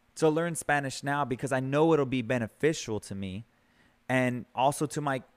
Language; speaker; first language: English; early bilingual, other home language; Spanish